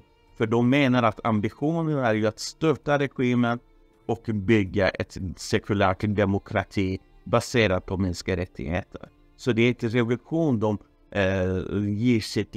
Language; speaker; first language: Swedish; non-native, fluent; Persian